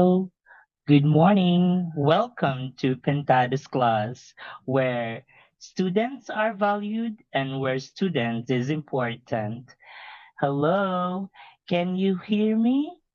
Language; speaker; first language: English; non-native, fluent; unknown